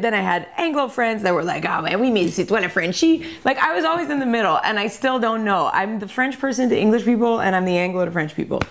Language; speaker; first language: English; early bilingual, other home language; French